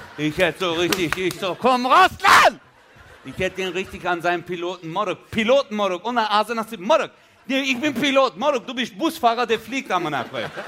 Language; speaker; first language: German; early bilingual, other home language; Turkish